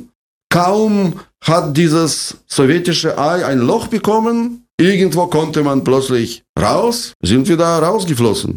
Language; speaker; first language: German; non-native, fluent; Russian